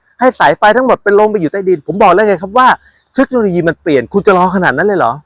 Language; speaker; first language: Thai; native; Thai